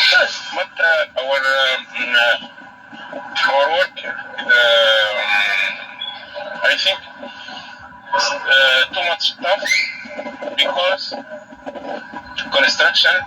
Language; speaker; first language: English; non-native, learner; Arabic